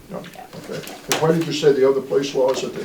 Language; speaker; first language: English; native; English